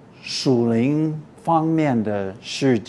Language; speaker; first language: Chinese; non-native, fluent; English